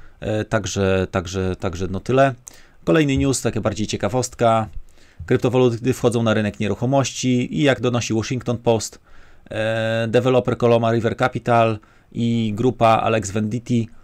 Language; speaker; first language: Polish; native; Polish